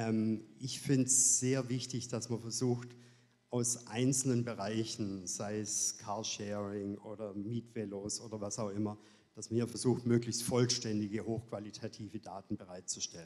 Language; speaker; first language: German; native; German